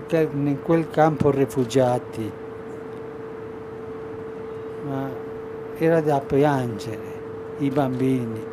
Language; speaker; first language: Italian; non-native, fluent; Spanish